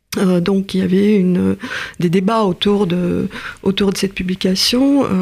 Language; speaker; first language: French; non-native, fluent; Russian